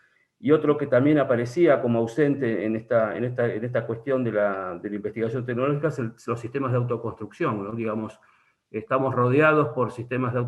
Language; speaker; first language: Spanish; native; Spanish